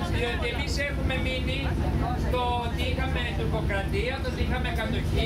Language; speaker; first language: Greek; native; Greek